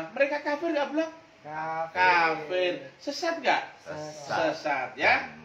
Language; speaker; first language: Indonesian; native; Indonesian